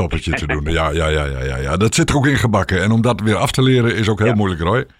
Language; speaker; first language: Dutch; native; Dutch